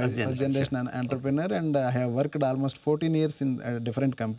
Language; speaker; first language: English; non-native, local second language; Telugu